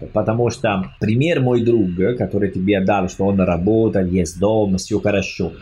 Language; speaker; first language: Russian; non-native, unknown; Italian